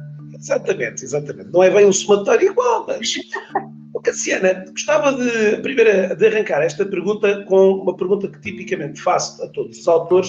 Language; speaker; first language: Portuguese; native; Portuguese